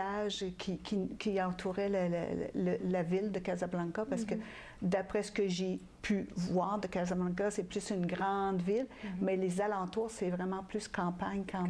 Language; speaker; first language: French; native; French